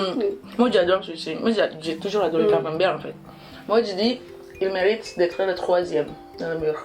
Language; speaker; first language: French; non-native, learner; Indonesian